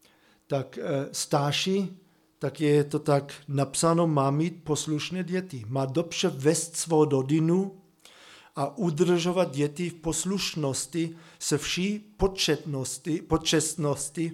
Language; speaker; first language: Czech; non-native, fluent; German